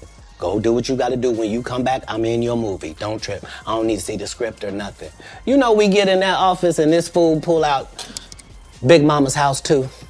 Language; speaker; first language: English; native; English